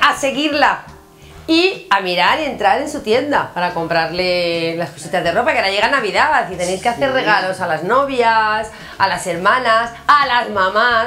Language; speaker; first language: Spanish; native; Spanish